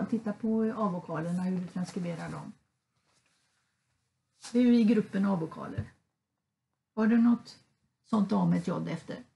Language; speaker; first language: Swedish; native; Swedish